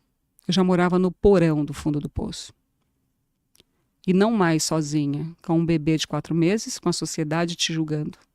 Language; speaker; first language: Portuguese; native; Portuguese